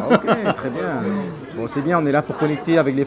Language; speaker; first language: French; native; French